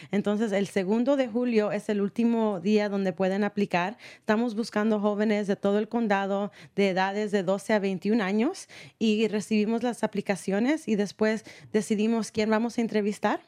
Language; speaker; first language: Spanish; early bilingual, heritage; Spanish